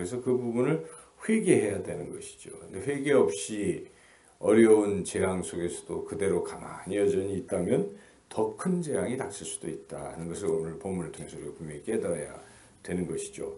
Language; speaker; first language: Korean; native; Korean